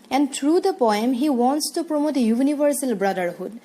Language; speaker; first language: English; non-native, local second language; Assamese